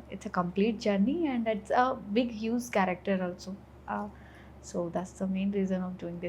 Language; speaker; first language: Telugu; non-native, fluent; Odia